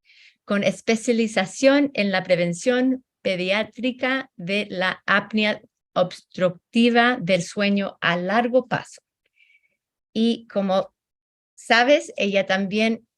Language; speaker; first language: Spanish; early bilingual, heritage; Spanish